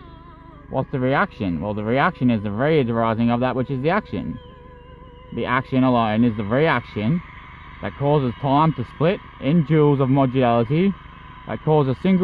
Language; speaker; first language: English; native; English